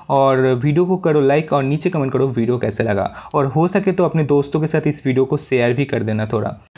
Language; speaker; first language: Hindi; native; Hindi